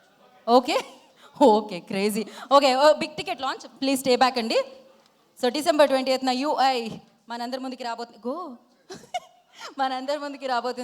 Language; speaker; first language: Telugu; native; Telugu